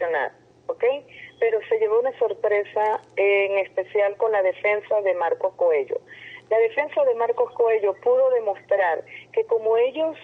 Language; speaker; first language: Spanish; native; Spanish